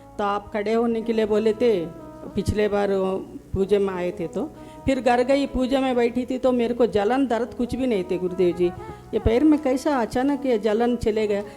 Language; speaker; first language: Hindi; non-native, local second language; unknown